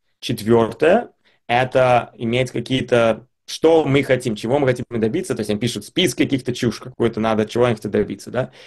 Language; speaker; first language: Russian; early bilingual, heritage; Russian